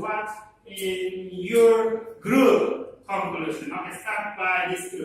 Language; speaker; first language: English; non-native, learner; Indonesian